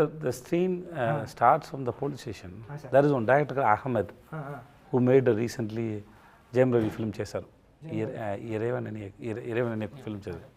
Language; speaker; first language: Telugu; non-native, learner; Tamil